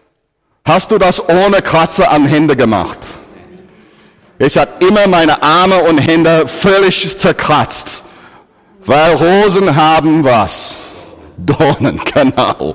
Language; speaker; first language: German; non-native, fluent; English